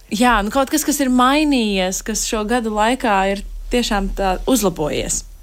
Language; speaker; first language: Latvian; native; Latvian